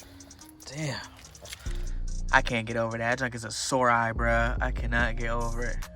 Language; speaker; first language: English; native; English